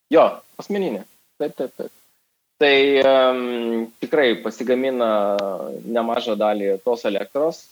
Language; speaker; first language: Lithuanian; non-native, local second language; Russian